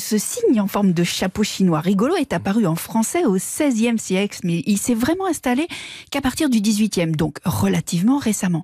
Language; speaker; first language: French; native; French